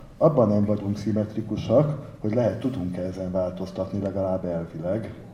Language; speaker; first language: Hungarian; native; Hungarian